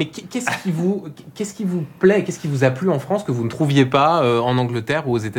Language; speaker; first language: French; native; French